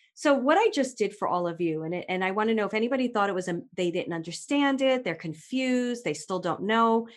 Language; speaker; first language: English; native; English